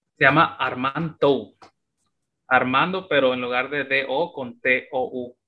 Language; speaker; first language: Spanish; native; Spanish